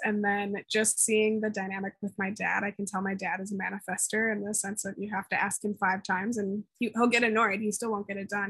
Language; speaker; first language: English; native; English